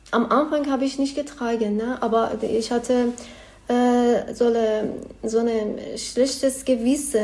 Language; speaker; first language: German; non-native, learner; Persian